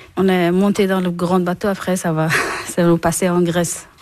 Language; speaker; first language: French; non-native, learner; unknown